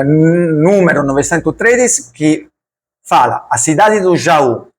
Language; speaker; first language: Portuguese; non-native, learner; Italian